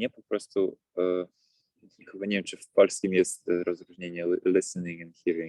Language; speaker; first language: Polish; native; Polish